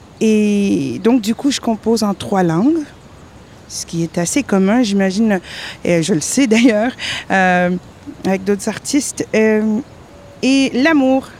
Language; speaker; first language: French; native; French